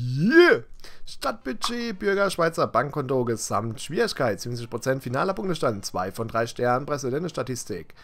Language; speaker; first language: German; native; German